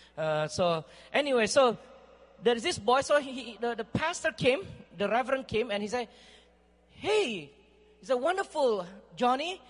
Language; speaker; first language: English; non-native, fluent; Indonesian